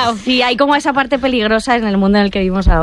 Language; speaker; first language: Spanish; native; Spanish